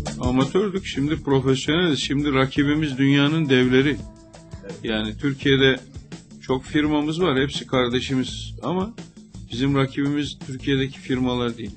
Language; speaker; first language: Turkish; native; Turkish